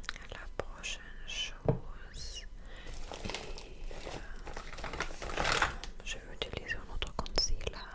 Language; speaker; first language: French; non-native, fluent; English